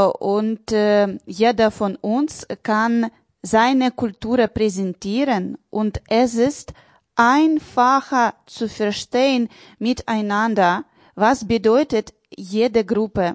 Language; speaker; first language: German; non-native, learner; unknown